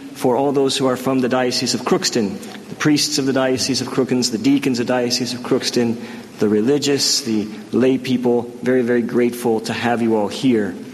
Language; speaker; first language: English; native; English